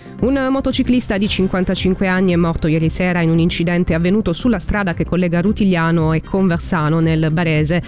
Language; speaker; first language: Italian; native; Italian